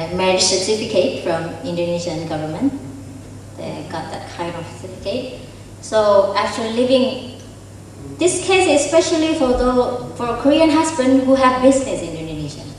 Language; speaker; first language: English; non-native, fluent; Indonesian